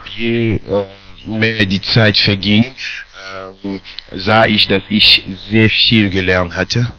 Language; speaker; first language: German; non-native, fluent; French